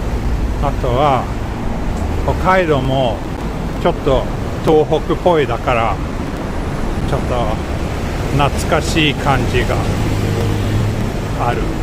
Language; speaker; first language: Japanese; non-native, fluent; Swedish